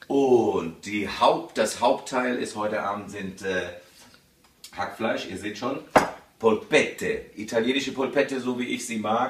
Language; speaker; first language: German; early bilingual, other home language; Italian